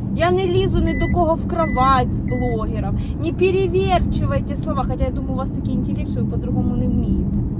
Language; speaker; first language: Ukrainian; non-native, local second language; Russian